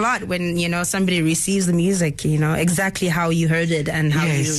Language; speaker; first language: English; non-native, local second language; Zulu